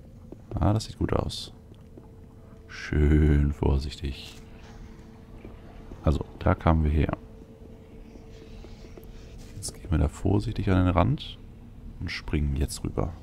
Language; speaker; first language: German; native; German